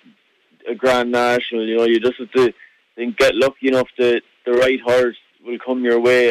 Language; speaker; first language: English; native; English